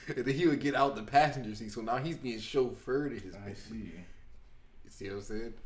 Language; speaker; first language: English; native; English